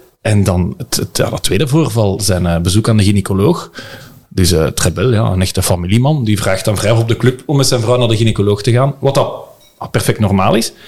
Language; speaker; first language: Dutch; native; Dutch